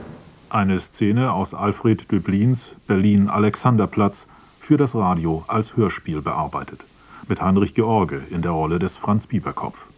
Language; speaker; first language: German; native; German